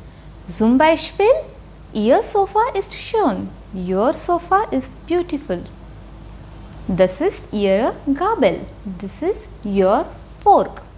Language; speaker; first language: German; non-native, fluent; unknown